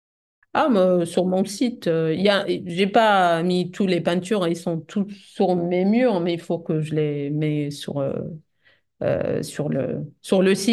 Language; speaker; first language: French; non-native, fluent; Arabic